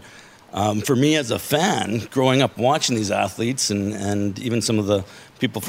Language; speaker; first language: English; native; English